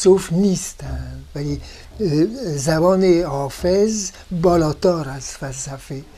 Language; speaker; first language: Persian; non-native, fluent; French